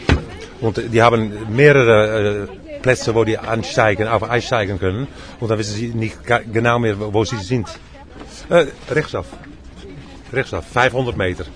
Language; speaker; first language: German; non-native, learner; Dutch